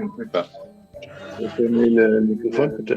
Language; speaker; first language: French; non-native, fluent; Dutch